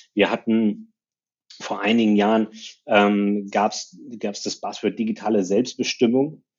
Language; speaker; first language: German; native; German